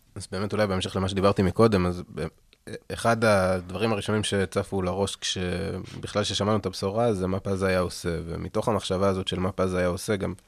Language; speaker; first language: Hebrew; native; Hebrew